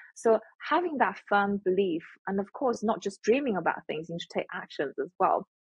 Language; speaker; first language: English; non-native, fluent; Chinese